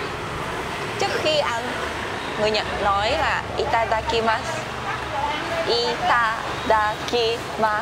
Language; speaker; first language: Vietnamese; non-native, learner; Japanese